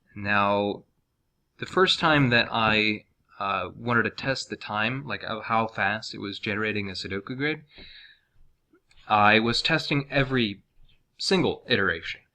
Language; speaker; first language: English; native; English